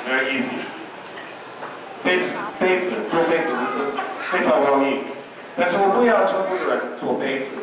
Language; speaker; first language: Chinese; non-native, learner; English